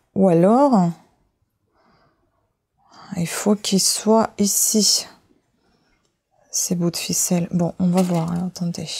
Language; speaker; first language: French; native; French